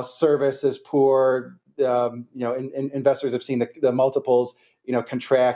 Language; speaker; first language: English; native; English